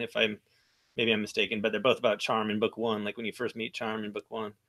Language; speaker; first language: English; native; English